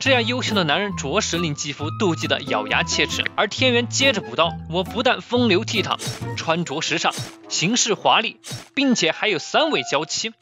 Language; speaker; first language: Chinese; native; Chinese